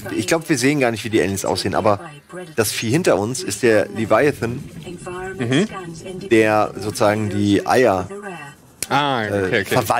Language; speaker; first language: German; native; German